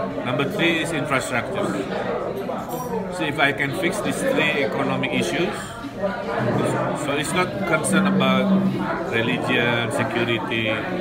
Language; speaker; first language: English; non-native, fluent; Sundanese